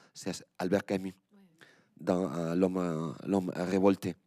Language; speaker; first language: French; non-native, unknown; Spanish